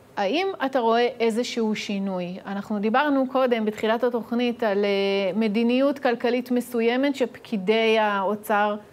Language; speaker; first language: Hebrew; native; Hebrew